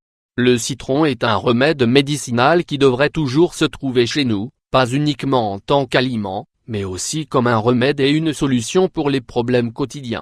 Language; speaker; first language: French; native; French